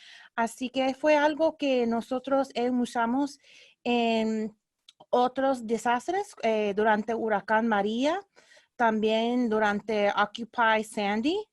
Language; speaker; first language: Spanish; early bilingual, heritage; Spanish